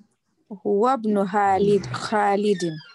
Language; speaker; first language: Arabic; non-native, learner; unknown